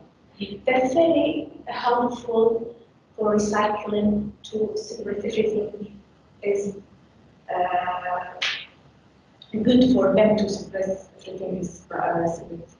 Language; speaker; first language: English; non-native, learner; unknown